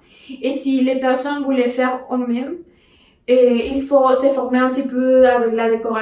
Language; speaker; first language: French; non-native, learner; Spanish